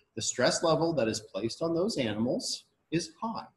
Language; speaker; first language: English; native; English